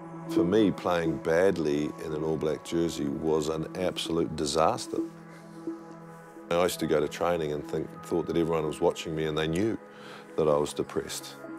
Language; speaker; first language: English; native; English